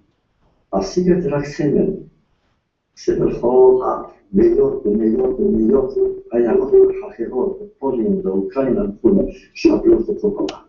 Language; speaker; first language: Hebrew; non-native, fluent; Yiddish